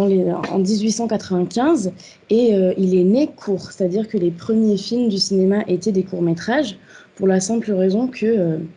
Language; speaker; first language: French; native; French